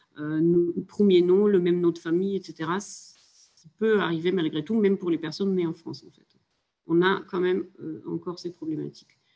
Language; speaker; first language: French; native; French